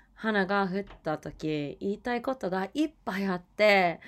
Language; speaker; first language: Japanese; non-native, learner; English